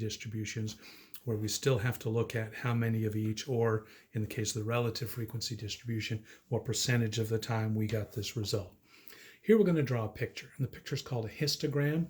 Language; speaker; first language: English; native; English